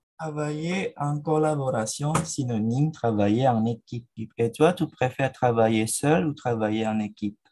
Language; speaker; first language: French; non-native, fluent; Indonesian